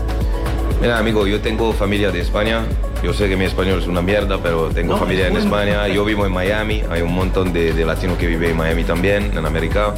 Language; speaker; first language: Spanish; non-native, learner; French